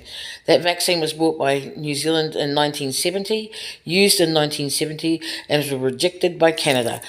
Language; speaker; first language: English; native; English